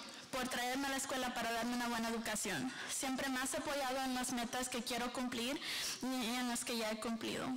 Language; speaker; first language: Spanish; early bilingual, other home language; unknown